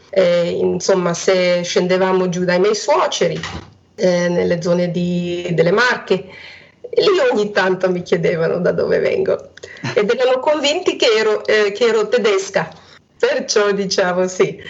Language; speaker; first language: Italian; non-native, fluent; Hungarian